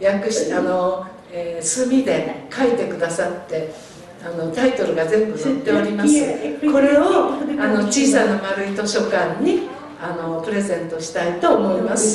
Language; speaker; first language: Japanese; native; Japanese